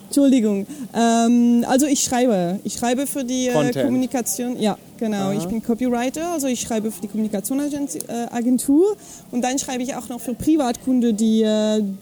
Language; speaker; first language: German; non-native, fluent; French